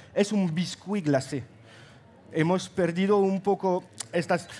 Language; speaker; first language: Spanish; non-native, fluent; French